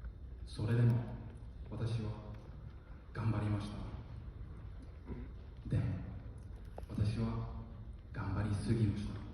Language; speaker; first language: Japanese; non-native, fluent; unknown